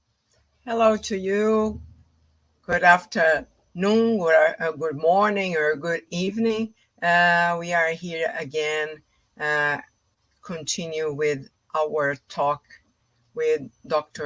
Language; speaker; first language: English; non-native, fluent; Portuguese